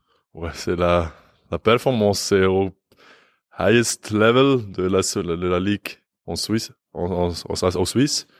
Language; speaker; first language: French; non-native, learner; English